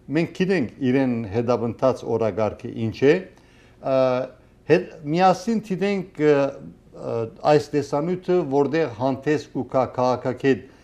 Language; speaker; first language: Armenian; early bilingual, heritage; Armenian